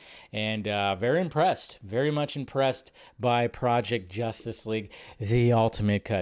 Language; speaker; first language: English; native; English